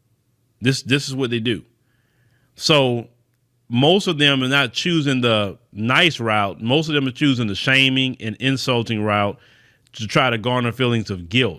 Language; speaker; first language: English; native; English